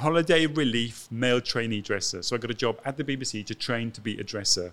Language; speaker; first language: English; native; English